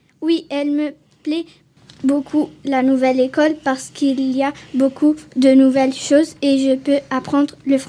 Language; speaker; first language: French; non-native, learner; Italian